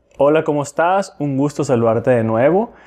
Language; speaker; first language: Spanish; native; Spanish